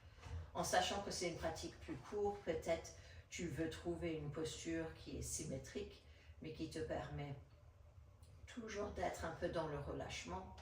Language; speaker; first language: French; non-native, fluent; English